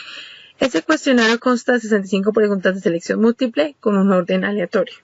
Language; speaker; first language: Spanish; native; Spanish